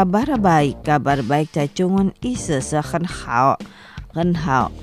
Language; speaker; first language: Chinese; non-native, fluent; Indonesian